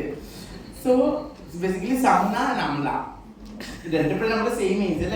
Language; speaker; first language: Malayalam; non-native, local second language; Assamese